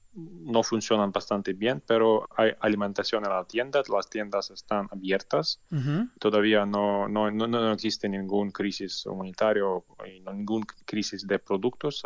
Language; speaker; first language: Spanish; non-native, learner; Ukrainian